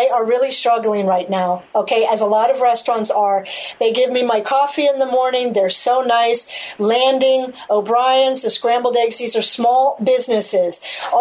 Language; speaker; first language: English; native; English